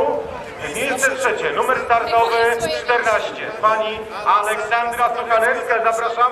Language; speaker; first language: Polish; native; Polish